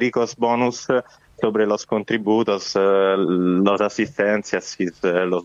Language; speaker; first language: Spanish; non-native, fluent; Italian